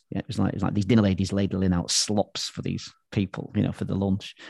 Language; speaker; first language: English; native; English